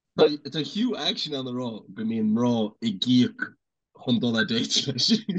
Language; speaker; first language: Irish; native; Irish